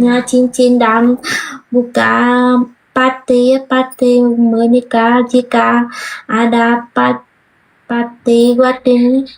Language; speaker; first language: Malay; non-native, learner; Vietnamese